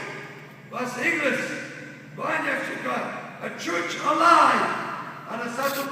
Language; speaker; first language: Indonesian; non-native, learner; English